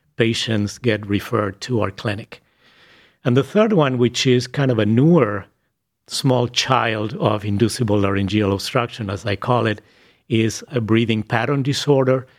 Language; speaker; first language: English; non-native, fluent; Spanish